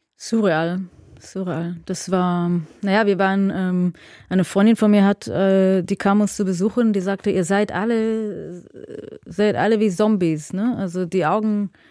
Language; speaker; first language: German; non-native, fluent; Hebrew